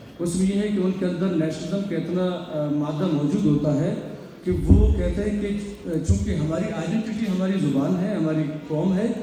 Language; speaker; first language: Urdu; non-native, local second language; Baluchi